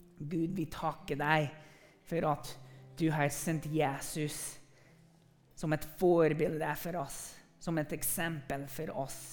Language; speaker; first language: Norwegian; non-native, fluent; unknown